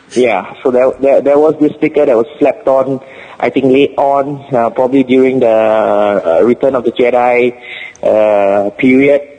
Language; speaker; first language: English; native; English